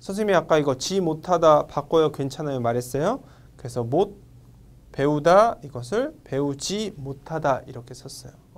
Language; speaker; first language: Korean; non-native, fluent; Vietnamese